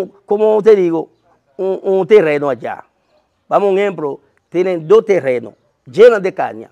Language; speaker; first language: Spanish; non-native, learner; Haitian Creole